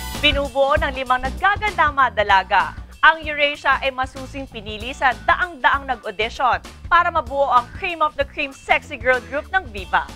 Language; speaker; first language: Filipino; native; Filipino